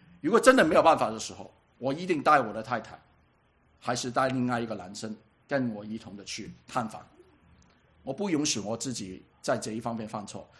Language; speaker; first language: Chinese; non-native, local second language; Cantonese